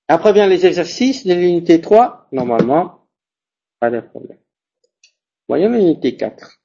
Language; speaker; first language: French; non-native, fluent; Spanish